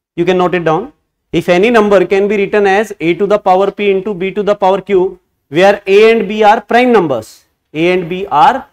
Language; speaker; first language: Hindi; native; Hindi